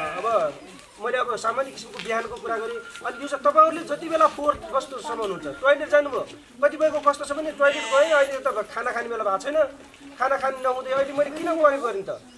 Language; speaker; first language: Nepali; non-native, local second language; Dangaura Tharu